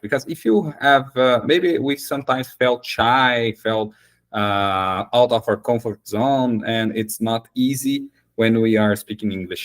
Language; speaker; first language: English; non-native, fluent; Portuguese